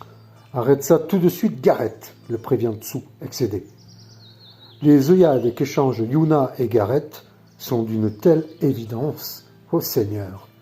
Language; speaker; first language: French; native; French